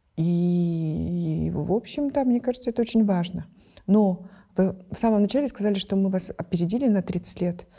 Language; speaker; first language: Russian; non-native, local second language; Kyrgyz